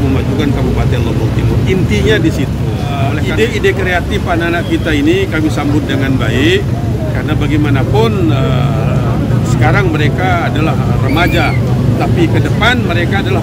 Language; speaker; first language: Indonesian; non-native, local second language; Sasak